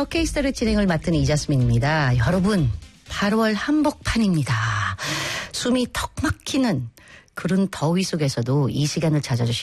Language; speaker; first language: Korean; non-native, fluent; Filipino